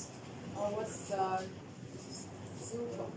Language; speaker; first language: English; non-native, learner; Chinese